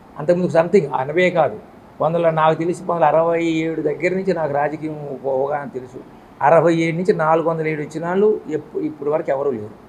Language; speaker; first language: Telugu; native; Telugu